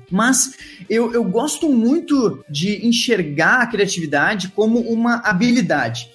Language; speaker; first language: Portuguese; native; Portuguese